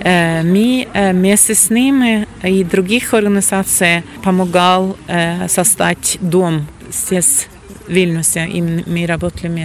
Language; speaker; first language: Russian; non-native, fluent; Norwegian